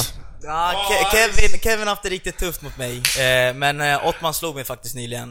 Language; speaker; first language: Swedish; native; Swedish